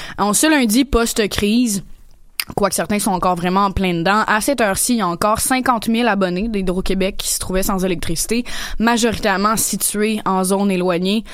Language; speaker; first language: French; native; French